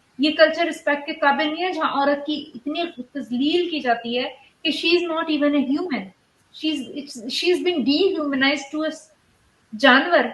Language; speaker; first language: Urdu; native; Urdu